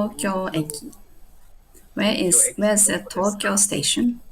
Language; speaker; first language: English; non-native, learner; Japanese